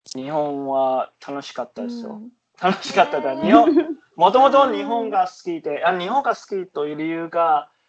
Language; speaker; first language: Japanese; non-native, fluent; Chinese